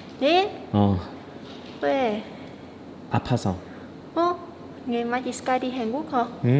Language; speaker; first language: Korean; non-native, learner; Vietnamese